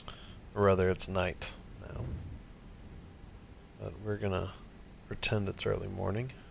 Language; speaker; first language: English; native; English